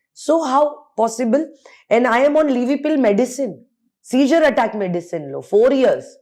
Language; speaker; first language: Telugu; non-native, local second language; Hindi